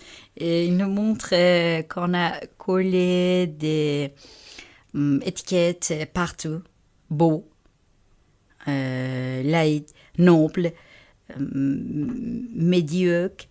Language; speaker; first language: French; non-native, fluent; Persian